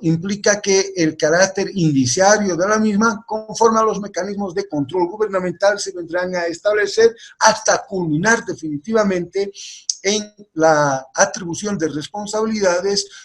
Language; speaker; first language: Spanish; native; Spanish